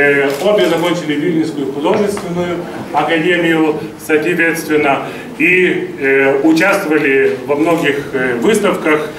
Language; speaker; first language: Russian; non-native, fluent; Lithuanian